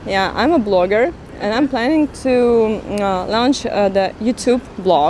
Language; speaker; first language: English; non-native, learner; Russian